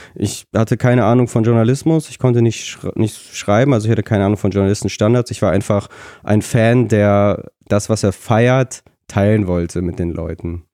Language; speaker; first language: German; early bilingual, other home language; Russian